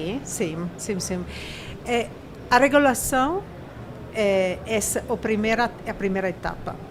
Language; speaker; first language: Portuguese; non-native, fluent; Italian